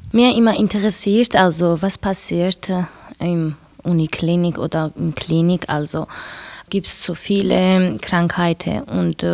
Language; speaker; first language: German; non-native, learner; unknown